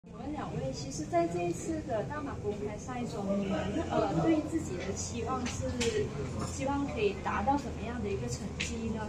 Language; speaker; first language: Chinese; native; Chinese